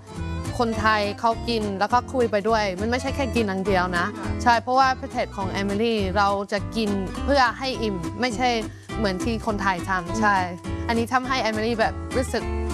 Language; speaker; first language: Thai; non-native, fluent; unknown